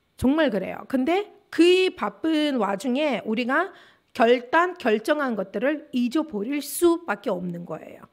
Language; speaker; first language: Korean; non-native, fluent; Russian